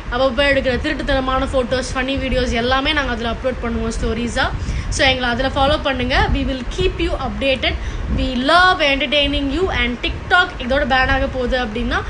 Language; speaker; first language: Tamil; native; Tamil